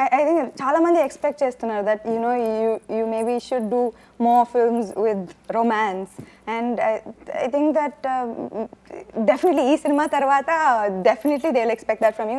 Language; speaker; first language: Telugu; non-native, local second language; Tamil